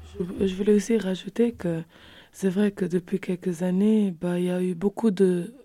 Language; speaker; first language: French; non-native, fluent; Kabuverdianu